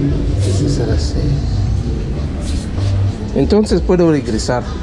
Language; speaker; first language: Spanish; non-native, learner; Haitian Creole